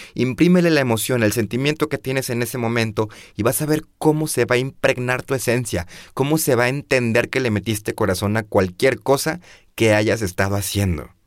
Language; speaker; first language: Spanish; native; Spanish